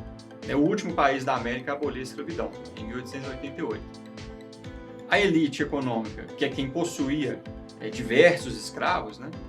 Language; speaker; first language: Portuguese; native; Portuguese